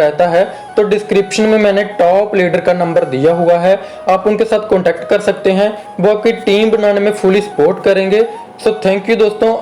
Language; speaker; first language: Hindi; native; Hindi